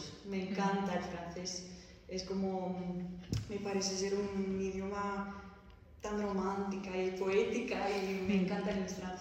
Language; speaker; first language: Spanish; non-native, fluent; Dutch